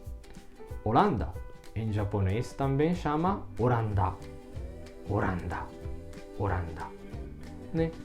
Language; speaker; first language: Portuguese; non-native, fluent; Japanese